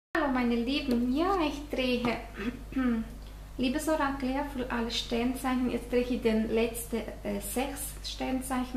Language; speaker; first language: German; non-native, fluent; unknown